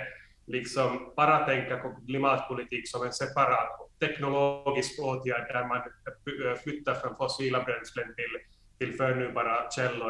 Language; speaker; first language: Swedish; non-native, fluent; Finnish